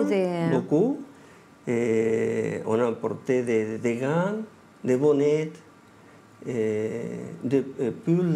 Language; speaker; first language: French; non-native, fluent; Spanish